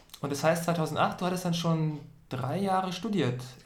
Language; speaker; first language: German; native; German